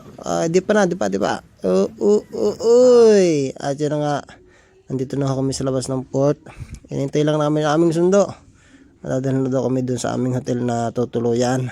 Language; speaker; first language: Filipino; native; Filipino